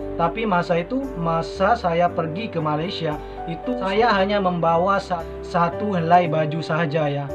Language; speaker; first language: Indonesian; non-native, local second language; Madurese